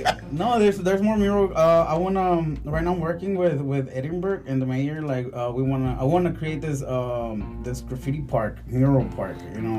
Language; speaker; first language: English; early bilingual, other home language; Spanish